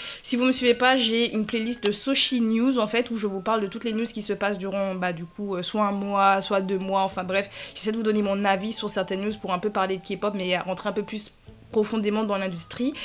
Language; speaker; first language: French; native; French